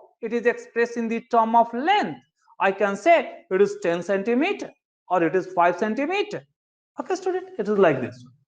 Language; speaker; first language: English; non-native, local second language; Hindi